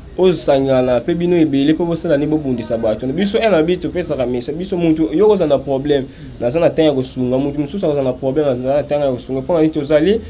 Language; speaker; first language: Lingala; non-native, local second language; Kongo